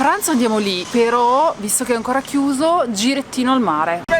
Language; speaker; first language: Italian; native; Italian